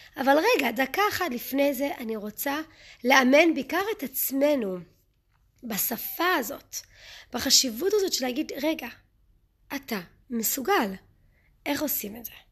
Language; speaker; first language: Hebrew; early bilingual, other home language; English